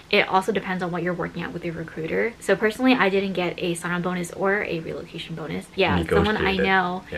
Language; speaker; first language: English; native; English